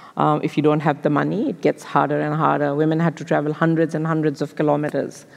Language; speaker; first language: English; non-native, local second language; Urdu